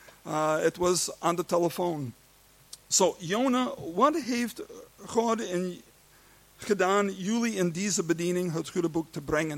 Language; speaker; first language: Dutch; non-native, learner; English